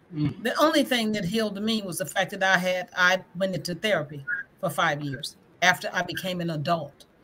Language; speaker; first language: English; native; English